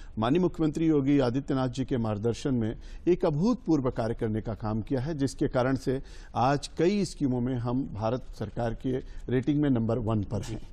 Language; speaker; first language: Hindi; native; Hindi